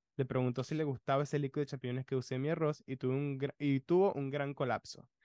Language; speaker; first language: Spanish; early bilingual, other home language; English